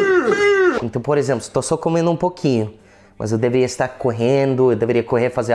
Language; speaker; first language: Portuguese; non-native, fluent; English